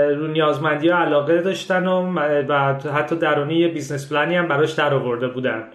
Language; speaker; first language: Persian; native; Persian